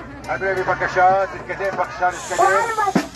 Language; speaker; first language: Hebrew; non-native, local second language; Arabic